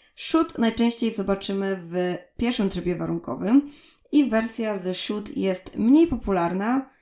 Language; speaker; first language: Polish; native; Polish